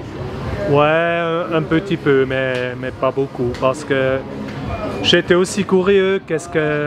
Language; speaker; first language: French; non-native, fluent; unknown